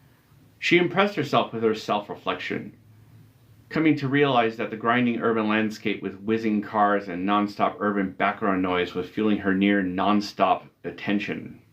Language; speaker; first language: English; native; English